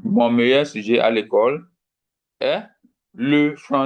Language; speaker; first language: French; non-native, fluent; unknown